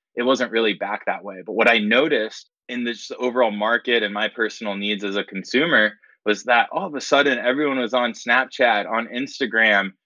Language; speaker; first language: English; native; English